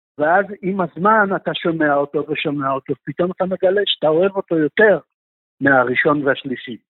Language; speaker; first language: Hebrew; non-native, fluent; Russian